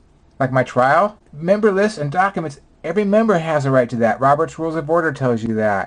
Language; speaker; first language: English; native; English